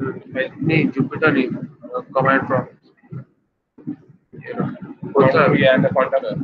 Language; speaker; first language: Hindi; native; Hindi